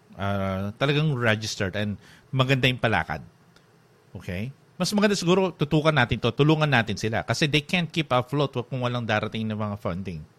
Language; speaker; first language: Filipino; native; Filipino